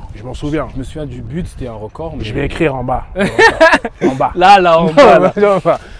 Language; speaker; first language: French; native; French